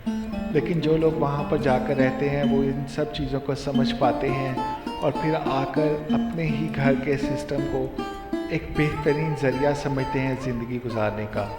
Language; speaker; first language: Urdu; native; Urdu